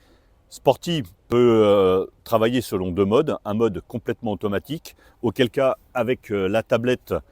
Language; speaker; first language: French; native; French